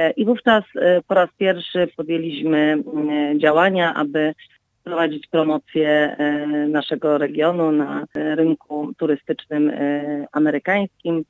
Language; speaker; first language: Polish; native; Polish